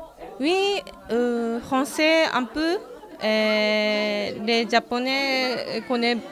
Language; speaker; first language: French; non-native, learner; Japanese